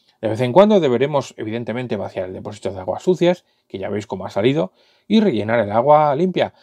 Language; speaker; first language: Spanish; native; Spanish